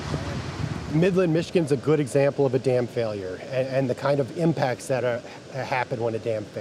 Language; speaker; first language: English; native; English